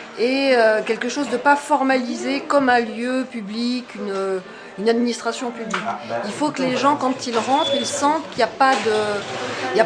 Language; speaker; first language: French; native; French